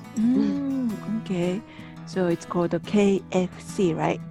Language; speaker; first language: English; non-native, learner; Japanese